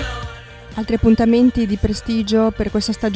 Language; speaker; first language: Italian; native; Italian